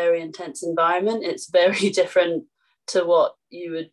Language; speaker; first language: English; native; English